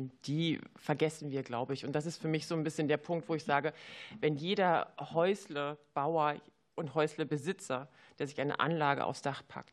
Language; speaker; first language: German; native; German